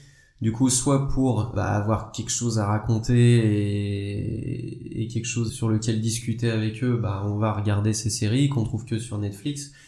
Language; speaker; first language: French; native; French